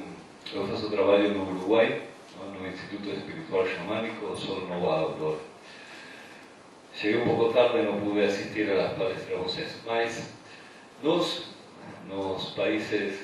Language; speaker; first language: Portuguese; non-native, fluent; Spanish